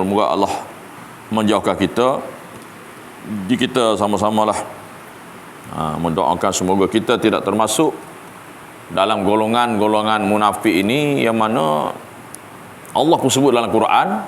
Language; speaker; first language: Malay; native; Malay